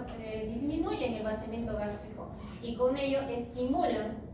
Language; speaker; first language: Spanish; native; Spanish